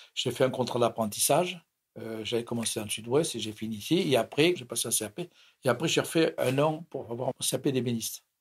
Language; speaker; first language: French; native; French